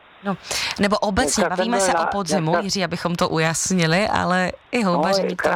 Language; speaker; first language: Czech; native; Czech